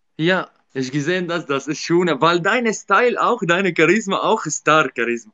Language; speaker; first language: German; non-native, learner; Arabic